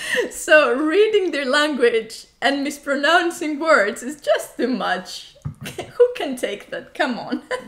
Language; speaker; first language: English; non-native, fluent; Greek